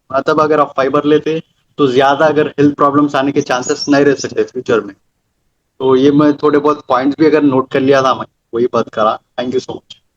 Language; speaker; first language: Hindi; non-native, local second language; Telugu